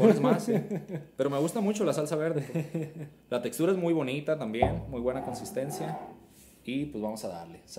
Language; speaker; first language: Spanish; native; Spanish